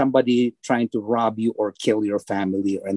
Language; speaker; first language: English; non-native, local second language; Filipino